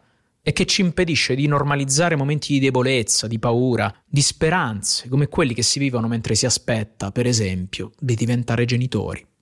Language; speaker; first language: Italian; native; Italian